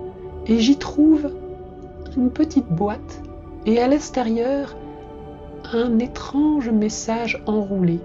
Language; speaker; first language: French; native; French